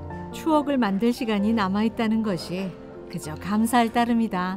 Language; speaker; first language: Korean; native; Korean